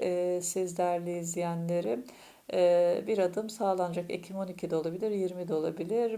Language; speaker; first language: Turkish; native; Turkish